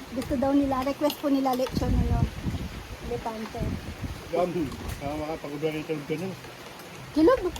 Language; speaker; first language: Filipino; native; Filipino